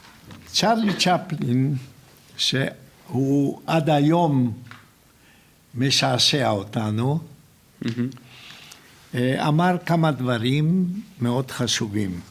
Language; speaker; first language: Hebrew; non-native, fluent; Hungarian